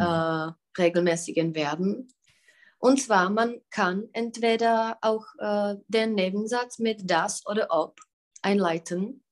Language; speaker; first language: German; non-native, fluent; Czech